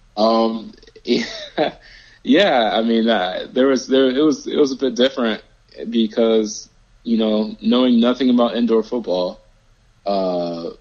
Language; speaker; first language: English; native; English